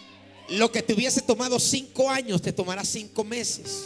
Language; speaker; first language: Spanish; native; Spanish